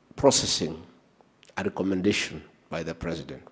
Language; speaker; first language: English; non-native, local second language; Kikuyu